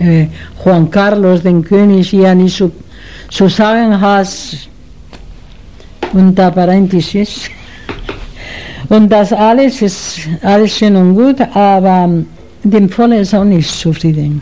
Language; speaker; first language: German; non-native, learner; Spanish